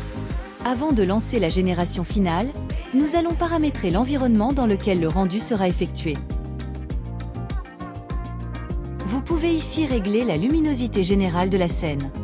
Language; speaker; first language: French; native; French